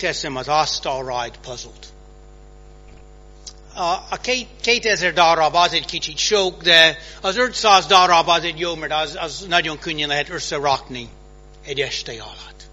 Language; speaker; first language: Hungarian; non-native, fluent; English